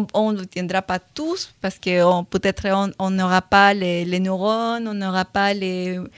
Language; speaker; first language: French; non-native, fluent; Spanish